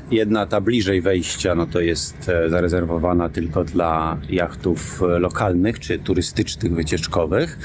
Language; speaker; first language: Polish; native; Polish